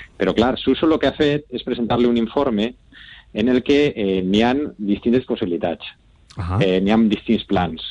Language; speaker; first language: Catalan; native; Catalan